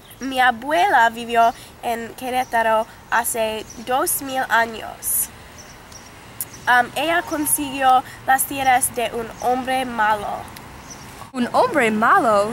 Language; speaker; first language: Spanish; non-native, learner; English